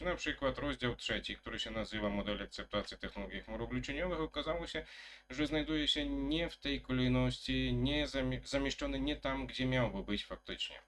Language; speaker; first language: Polish; native; Polish